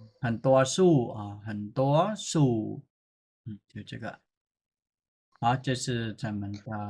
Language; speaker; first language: Chinese; non-native, fluent; Khmer